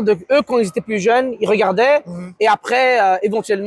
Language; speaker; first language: French; native; French